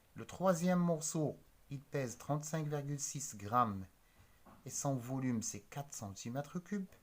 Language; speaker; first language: French; non-native, local second language; Arabic